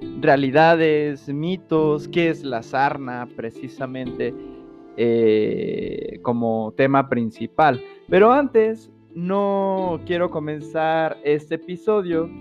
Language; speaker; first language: Spanish; native; Spanish